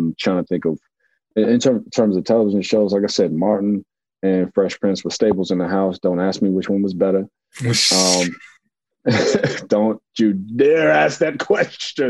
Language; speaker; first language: English; native; English